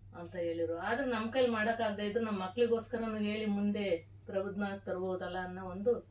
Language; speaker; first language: Kannada; native; Kannada